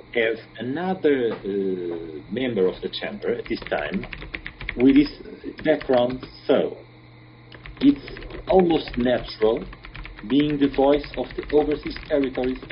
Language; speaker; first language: English; non-native, fluent; Portuguese